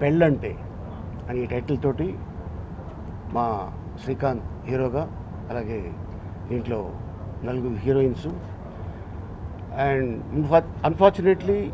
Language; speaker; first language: Telugu; native; Telugu